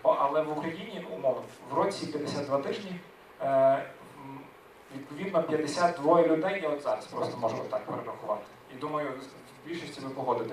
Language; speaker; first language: Ukrainian; native; Ukrainian